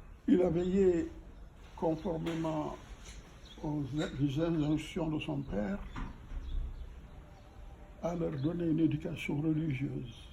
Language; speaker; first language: French; non-native, local second language; Fula